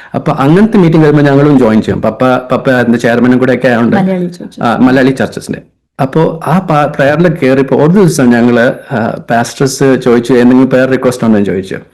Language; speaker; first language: Malayalam; early bilingual, heritage; Hindi